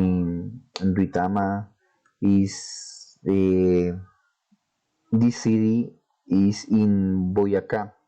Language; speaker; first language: English; non-native, learner; Spanish